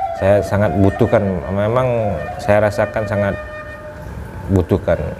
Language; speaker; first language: Indonesian; non-native, local second language; Minangkabau